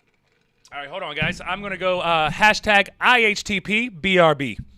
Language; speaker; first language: English; native; English